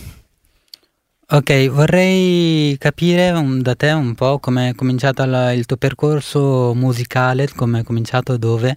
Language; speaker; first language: Italian; early bilingual, other home language; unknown